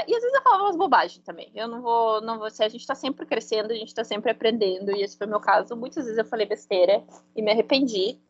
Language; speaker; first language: Portuguese; non-native, fluent; Spanish